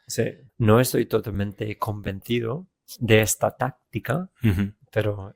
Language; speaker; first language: Spanish; non-native, fluent; English